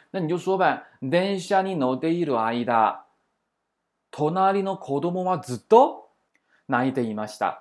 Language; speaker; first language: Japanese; non-native, fluent; Chinese